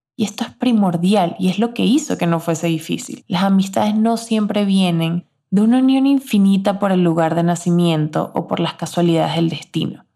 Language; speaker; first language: Spanish; native; Spanish